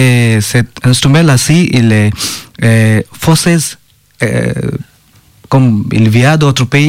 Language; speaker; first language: French; non-native, learner; Bangla